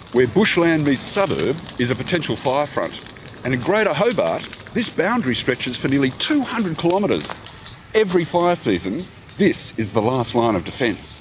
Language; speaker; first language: English; native; English